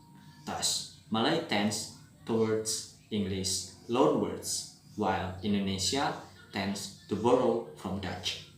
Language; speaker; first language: English; non-native, learner; Indonesian